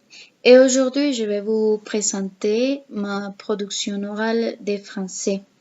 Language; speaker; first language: French; non-native, learner; Spanish